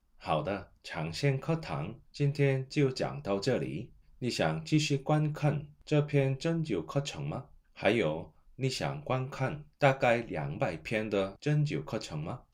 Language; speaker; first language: Chinese; non-native, fluent; Korean